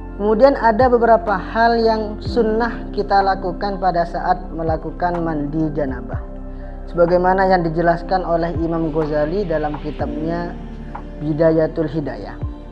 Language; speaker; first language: Indonesian; non-native, local second language; Madurese